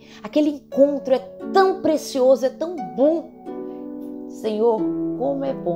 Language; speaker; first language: Portuguese; native; Portuguese